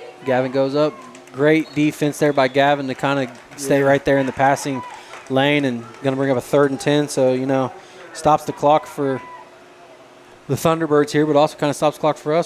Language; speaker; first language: English; native; English